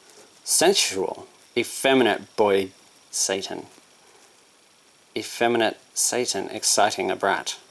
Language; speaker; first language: English; native; English